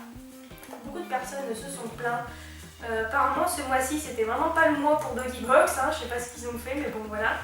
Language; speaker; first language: French; native; French